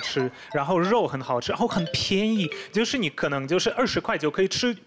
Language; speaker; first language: Chinese; non-native, fluent; Polish